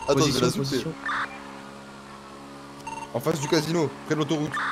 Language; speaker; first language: French; native; French